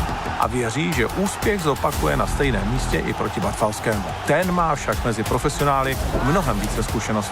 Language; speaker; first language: Czech; native; Czech